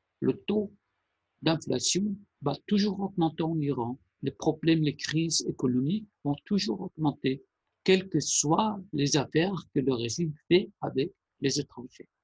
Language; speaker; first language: French; non-native, fluent; Persian